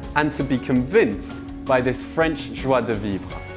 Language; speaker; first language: English; early bilingual, other home language; French